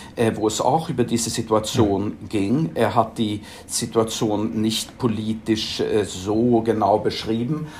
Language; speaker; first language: German; non-native, fluent; Swedish